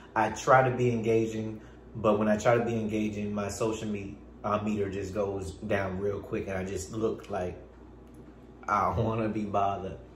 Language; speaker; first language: English; native; English